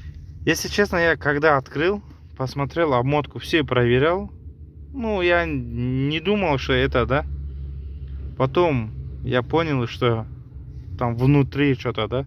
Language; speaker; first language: Russian; non-native, local second language; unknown